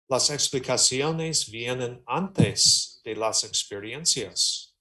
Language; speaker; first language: Spanish; non-native, learner; English